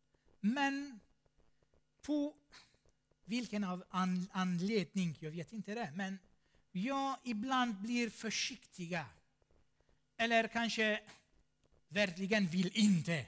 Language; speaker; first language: Swedish; non-native, fluent; Armenian